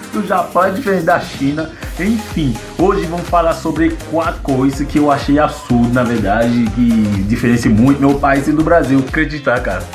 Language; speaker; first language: Portuguese; non-native, fluent; Haitian Creole